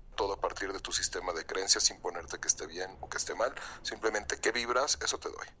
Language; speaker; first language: Spanish; native; Spanish